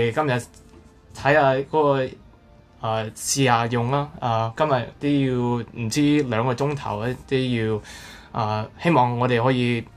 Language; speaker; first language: Cantonese; non-native, learner; English